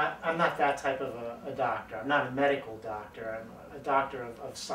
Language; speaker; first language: English; native; English